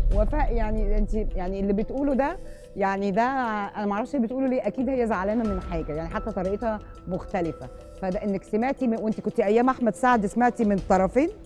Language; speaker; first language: Arabic; native; Arabic